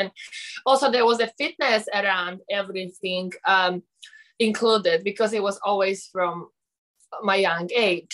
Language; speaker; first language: English; non-native, learner; Polish